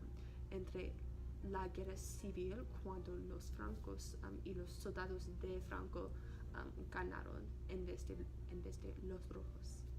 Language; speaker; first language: Spanish; non-native, learner; English